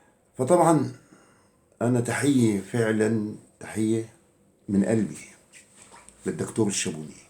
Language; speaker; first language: Arabic; native; Arabic